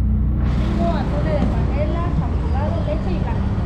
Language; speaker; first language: Spanish; native; Spanish